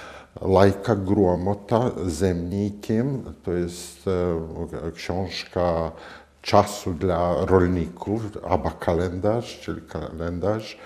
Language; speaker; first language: Polish; non-native, fluent; Latvian